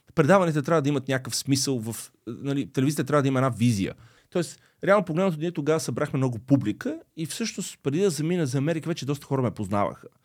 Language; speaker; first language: Bulgarian; early bilingual, other home language; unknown